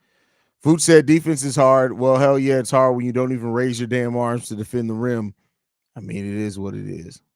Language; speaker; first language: English; native; English